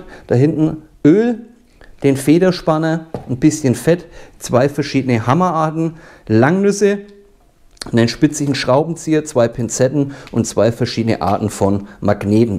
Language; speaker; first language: German; native; German